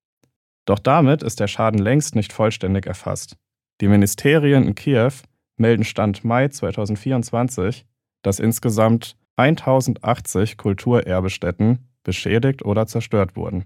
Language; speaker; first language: German; native; German